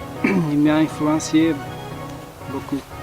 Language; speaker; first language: French; non-native, learner; Portuguese